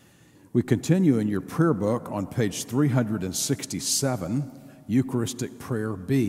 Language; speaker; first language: English; native; English